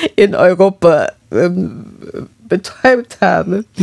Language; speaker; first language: German; non-native, fluent; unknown